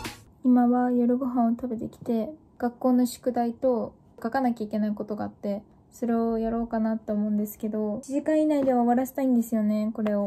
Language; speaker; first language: Japanese; native; Japanese